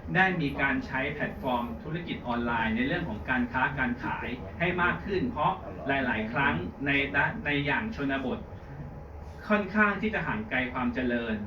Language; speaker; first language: Thai; native; Thai